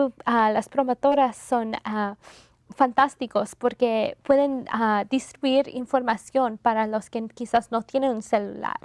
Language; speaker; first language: Spanish; non-native, fluent; English